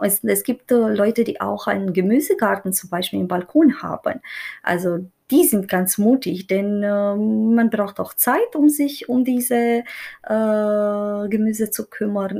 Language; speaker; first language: German; non-native, fluent; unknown